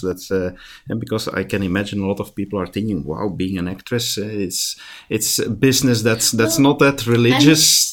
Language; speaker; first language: English; non-native, fluent; Dutch